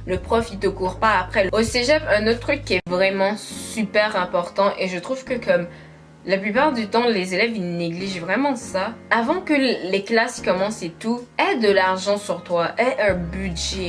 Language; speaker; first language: French; native; French